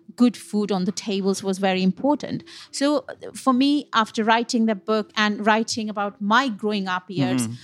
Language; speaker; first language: English; non-native, local second language; Punjabi